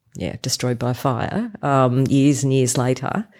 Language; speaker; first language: English; non-native, local second language; German